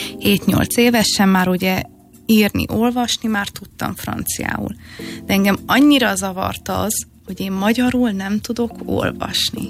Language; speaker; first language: Hungarian; early bilingual, heritage; Hungarian